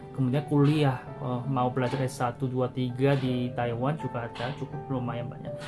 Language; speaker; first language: Indonesian; non-native, fluent; Korean